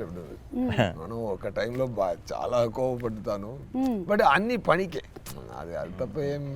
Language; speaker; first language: Telugu; non-native, fluent; Tamil